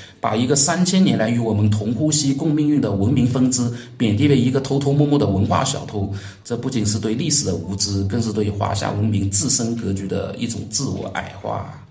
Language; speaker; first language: Chinese; non-native, local second language; Hakka Chinese